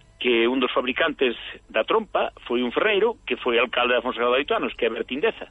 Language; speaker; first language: Galician; native; Galician